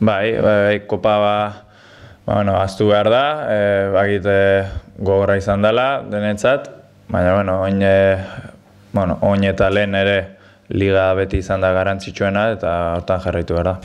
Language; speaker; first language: Basque; native; Basque